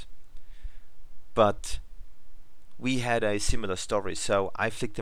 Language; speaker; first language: English; non-native, fluent; German